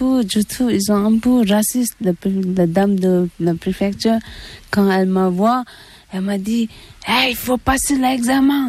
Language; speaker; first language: French; non-native, learner; Tibetan